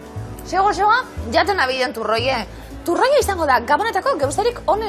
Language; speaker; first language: Basque; native; Basque